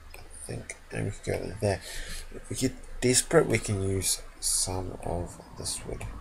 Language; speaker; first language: English; native; English